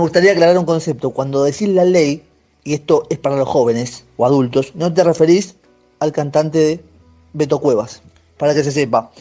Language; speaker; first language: Spanish; native; Spanish